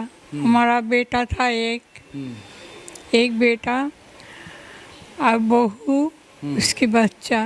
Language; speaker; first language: Hindi; non-native, local second language; Bangla